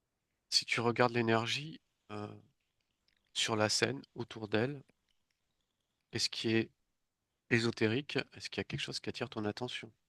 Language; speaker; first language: French; native; French